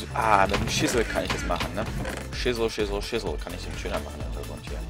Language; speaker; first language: German; native; German